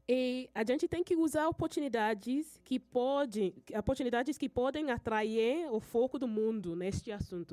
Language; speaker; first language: Portuguese; non-native, fluent; English